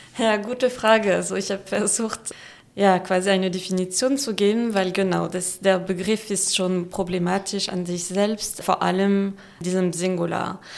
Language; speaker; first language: German; non-native, fluent; French